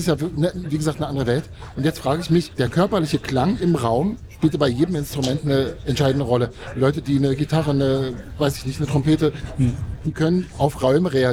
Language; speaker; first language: German; native; German